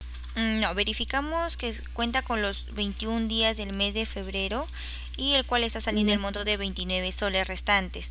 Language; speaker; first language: Spanish; native; Spanish